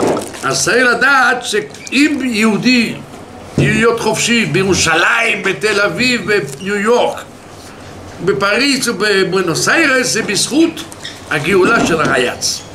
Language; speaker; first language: Hebrew; non-native, fluent; French